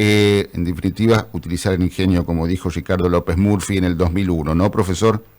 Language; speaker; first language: Spanish; native; Spanish